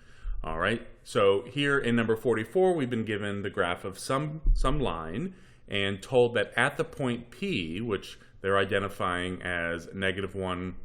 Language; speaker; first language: English; native; English